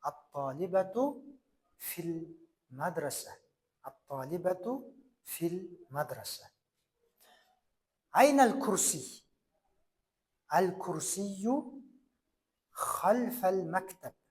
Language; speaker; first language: Arabic; non-native, fluent; Kyrgyz